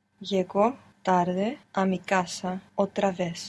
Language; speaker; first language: Spanish; non-native, learner; English